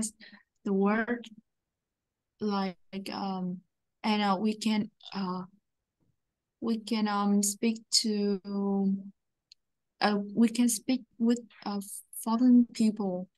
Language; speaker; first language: English; non-native, learner; Vietnamese